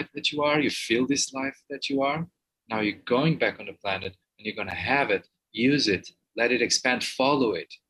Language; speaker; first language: English; non-native, fluent; Portuguese